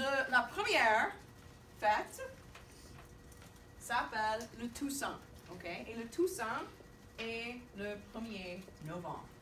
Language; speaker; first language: French; non-native, fluent; English